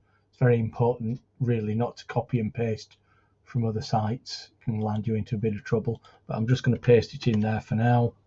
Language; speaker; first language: English; native; English